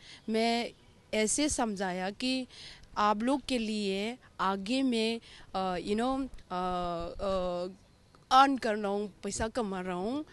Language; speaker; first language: Hindi; non-native, local second language; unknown